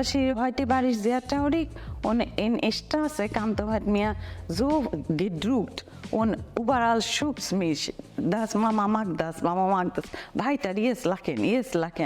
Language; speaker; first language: German; non-native, learner; Bangla